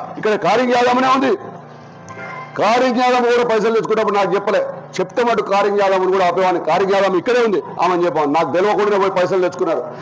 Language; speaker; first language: Telugu; native; Telugu